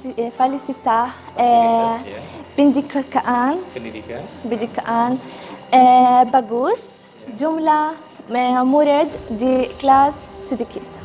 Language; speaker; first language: Indonesian; non-native, learner; Arabic